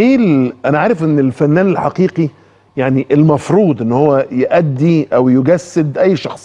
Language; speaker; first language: Arabic; native; Arabic